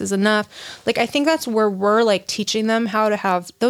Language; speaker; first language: English; native; English